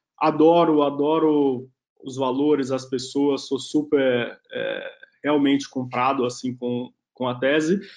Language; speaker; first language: Portuguese; native; Portuguese